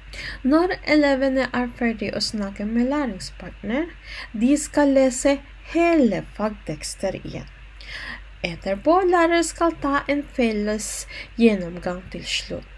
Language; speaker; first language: Norwegian; non-native, learner; Filipino